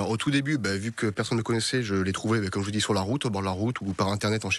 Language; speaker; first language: French; native; French